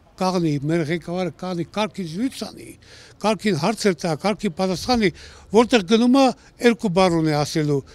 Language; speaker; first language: Armenian; native; Armenian